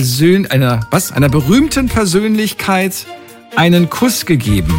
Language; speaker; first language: German; native; German